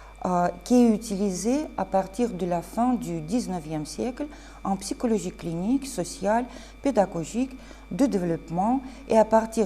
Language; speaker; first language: French; non-native, fluent; Russian